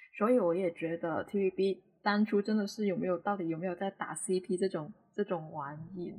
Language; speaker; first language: Chinese; non-native, local second language; Cantonese